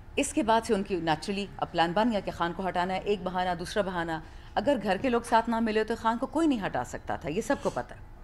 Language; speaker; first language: Urdu; non-native, local second language; Pashto